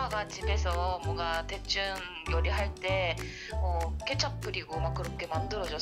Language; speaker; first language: Korean; non-native, fluent; Japanese